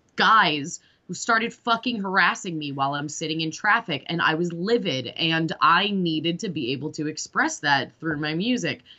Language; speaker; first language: English; native; English